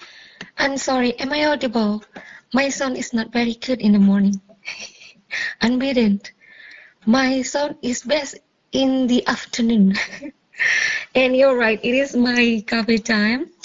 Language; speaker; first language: English; non-native, fluent; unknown